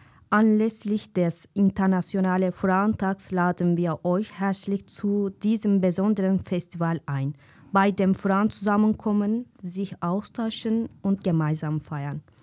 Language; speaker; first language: German; non-native, learner; Kurdish